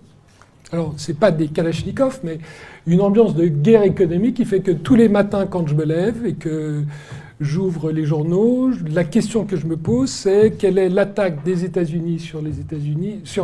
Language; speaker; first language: French; native; French